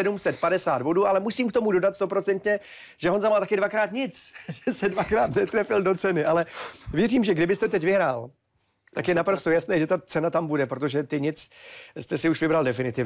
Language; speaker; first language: Czech; native; Czech